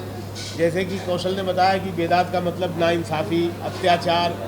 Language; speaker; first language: Hindi; native; Hindi